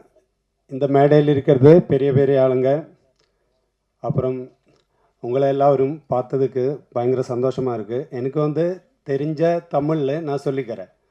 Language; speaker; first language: Tamil; non-native, learner; Malayalam